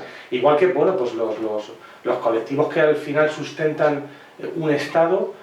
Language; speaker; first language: Spanish; native; Spanish